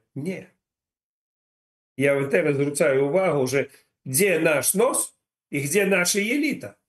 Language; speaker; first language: Polish; non-native, learner; Ukrainian